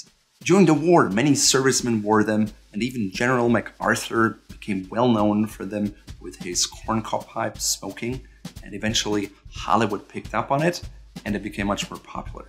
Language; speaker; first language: English; non-native, fluent; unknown